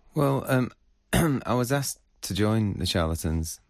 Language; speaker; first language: English; native; English